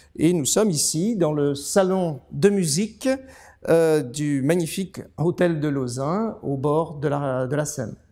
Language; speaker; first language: French; native; French